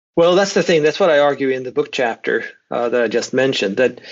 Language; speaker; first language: English; non-native, fluent; Swedish